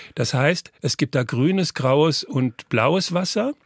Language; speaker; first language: German; native; German